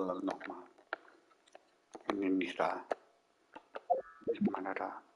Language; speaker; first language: German; non-native, learner; Vietnamese